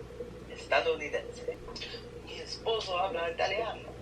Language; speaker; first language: Spanish; non-native, learner; English